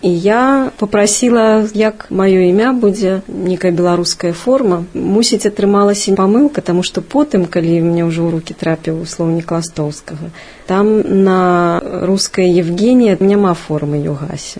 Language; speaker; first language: Belarusian; non-native, local second language; Russian